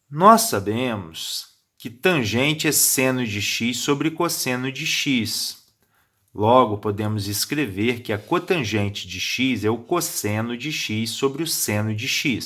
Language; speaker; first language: Portuguese; native; Portuguese